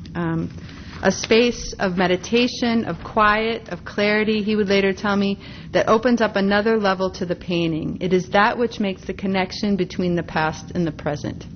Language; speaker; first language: English; native; English